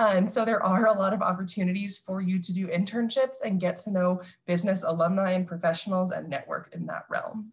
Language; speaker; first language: English; native; English